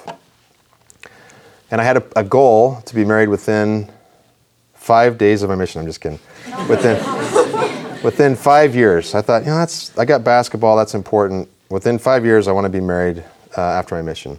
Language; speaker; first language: English; native; English